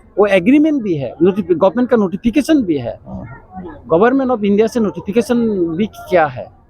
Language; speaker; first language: Hindi; non-native, local second language; Kok Borok